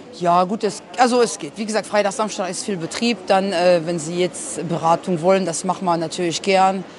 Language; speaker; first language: German; non-native, fluent; French